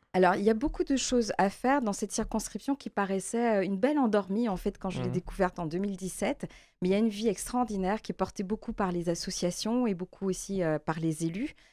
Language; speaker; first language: French; native; French